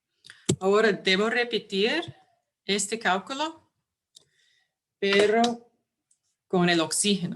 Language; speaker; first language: Spanish; early bilingual, heritage; English